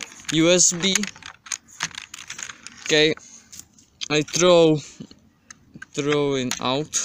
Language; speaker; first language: English; non-native, learner; Czech